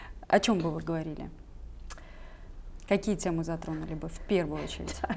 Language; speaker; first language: Russian; native; Russian